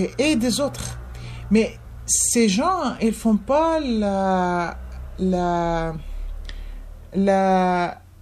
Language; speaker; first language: French; non-native, fluent; Arabic